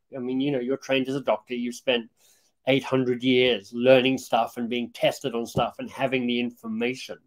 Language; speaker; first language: English; native; English